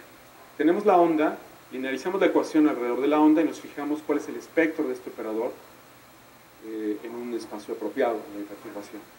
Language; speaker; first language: Spanish; native; Spanish